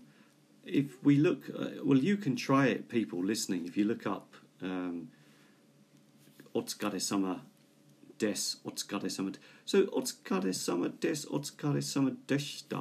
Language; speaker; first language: English; native; English